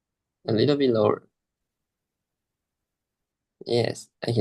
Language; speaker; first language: English; non-native, learner; Chinese